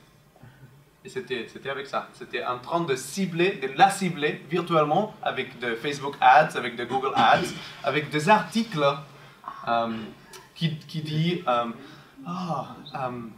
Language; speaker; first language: French; non-native, fluent; Spanish